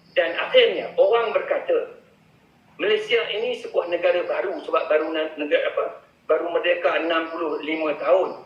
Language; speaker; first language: Malay; native; Malay